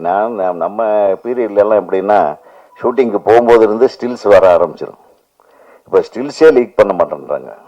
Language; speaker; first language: Tamil; native; Tamil